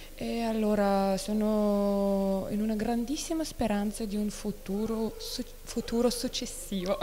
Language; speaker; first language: Italian; non-native, fluent; Norwegian